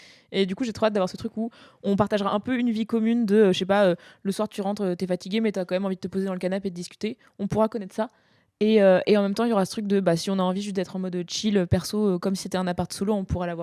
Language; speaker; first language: French; native; French